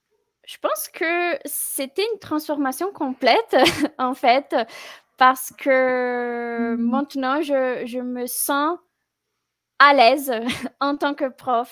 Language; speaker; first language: French; non-native, fluent; Portuguese